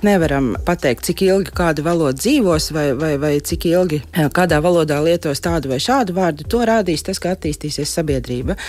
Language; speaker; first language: Latvian; native; Latvian